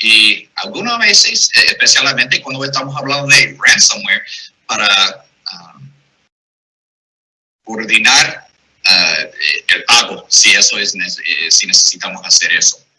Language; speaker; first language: Spanish; non-native, fluent; English